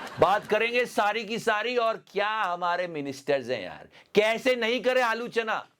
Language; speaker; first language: Hindi; native; Hindi